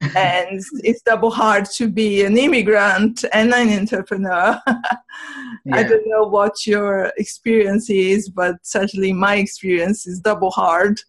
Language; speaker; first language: English; non-native, fluent; Portuguese